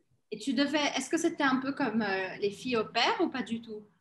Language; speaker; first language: French; non-native, fluent; Portuguese